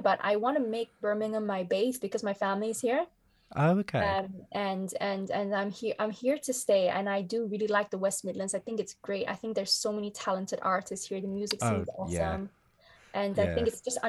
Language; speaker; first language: English; native; English